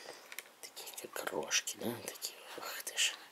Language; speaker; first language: Russian; native; Russian